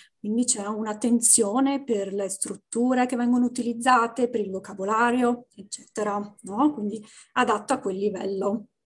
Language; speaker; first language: Italian; native; Italian